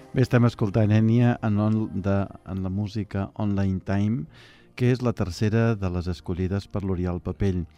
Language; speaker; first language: Catalan; native; Catalan